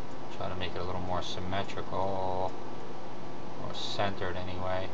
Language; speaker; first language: English; native; English